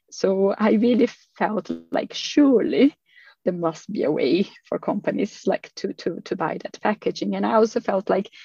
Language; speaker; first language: English; non-native, fluent; Portuguese